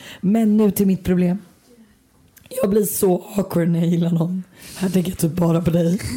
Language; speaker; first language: Swedish; native; Swedish